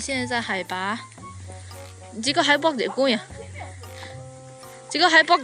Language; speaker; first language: Chinese; non-native, local second language; Min Nan Chinese